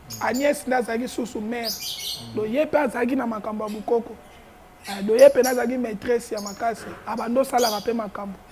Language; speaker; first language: Lingala; non-native, local second language; Kongo